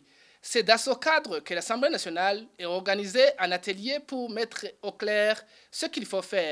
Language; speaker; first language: French; non-native, local second language; Rundi